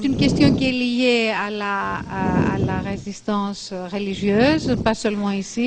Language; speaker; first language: French; non-native, fluent; Greek